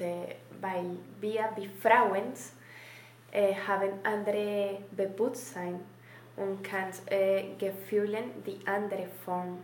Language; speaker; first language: German; non-native, learner; Spanish